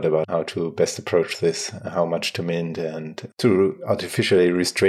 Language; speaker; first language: English; non-native, fluent; German